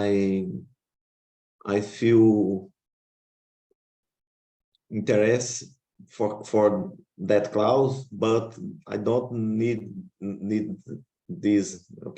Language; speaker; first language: English; non-native, learner; Portuguese